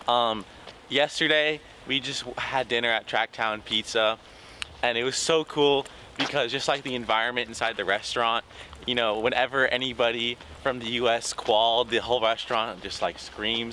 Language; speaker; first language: English; native; English